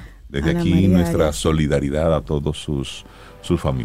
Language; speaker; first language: Spanish; native; Spanish